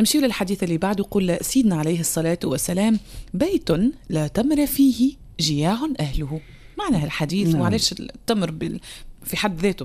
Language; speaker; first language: Arabic; native; Arabic